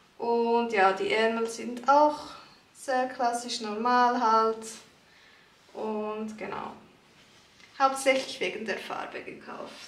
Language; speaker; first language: German; early bilingual, other home language; Turkish